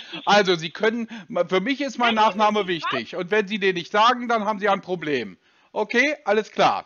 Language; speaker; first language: German; native; German